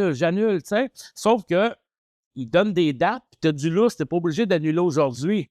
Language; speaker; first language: French; native; French